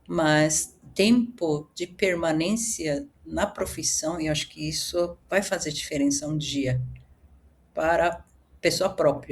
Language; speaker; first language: Portuguese; early bilingual, other home language; Japanese